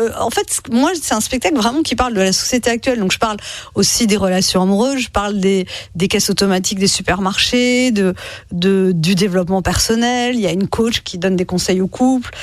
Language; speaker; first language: French; native; French